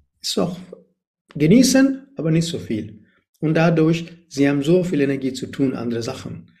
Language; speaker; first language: German; non-native, learner; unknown